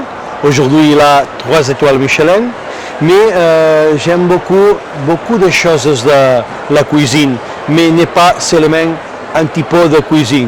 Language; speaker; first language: French; non-native, learner; Catalan